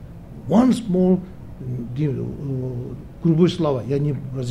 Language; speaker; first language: Russian; non-native, learner; Tibetan